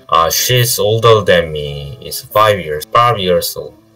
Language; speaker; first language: English; non-native, learner; Korean